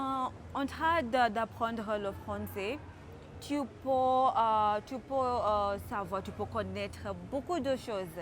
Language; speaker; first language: French; non-native, fluent; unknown